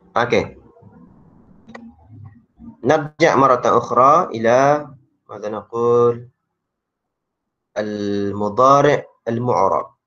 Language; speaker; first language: Arabic; non-native, fluent; Malay